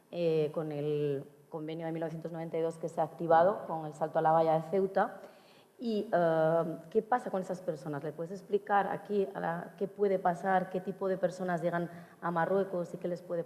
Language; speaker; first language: Spanish; native; Spanish